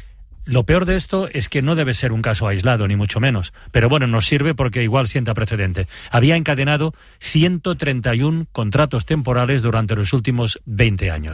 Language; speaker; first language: Spanish; native; Spanish